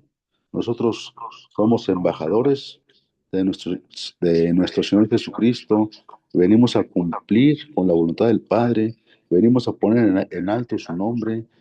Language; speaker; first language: Spanish; native; Spanish